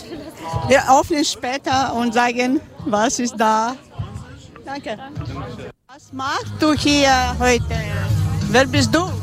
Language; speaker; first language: German; non-native, learner; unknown